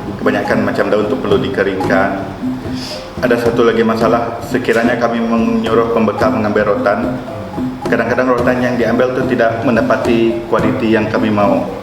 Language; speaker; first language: Malay; non-native, local second language; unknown